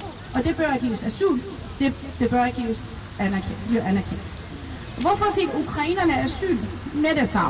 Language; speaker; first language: Danish; non-native, fluent; Persian